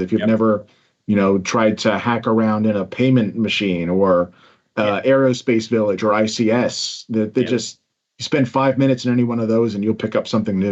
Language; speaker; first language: English; native; English